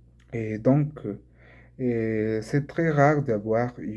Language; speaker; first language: French; non-native, learner; Spanish